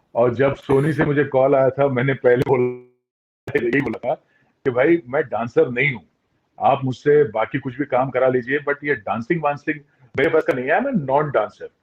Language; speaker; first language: Hindi; non-native, local second language; Tulu